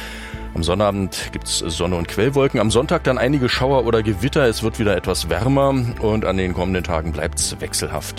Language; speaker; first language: German; native; German